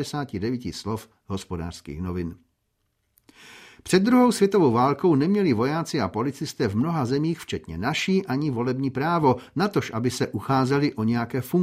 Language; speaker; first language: Czech; native; Czech